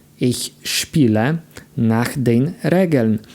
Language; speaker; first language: German; non-native, fluent; Polish